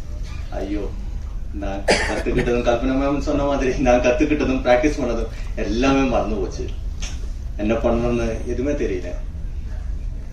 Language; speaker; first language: Tamil; non-native, fluent; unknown